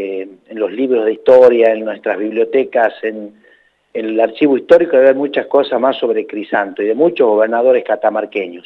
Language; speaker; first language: Spanish; native; Spanish